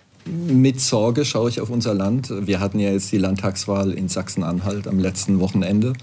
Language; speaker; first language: German; native; German